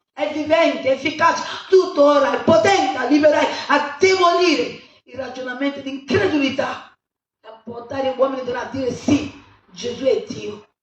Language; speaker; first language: Italian; non-native, fluent; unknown